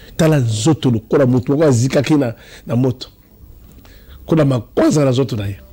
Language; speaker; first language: Lingala; non-native, local second language; Luba-Lulua